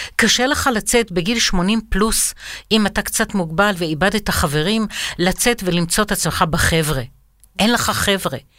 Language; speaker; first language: Hebrew; non-native, fluent; Arabic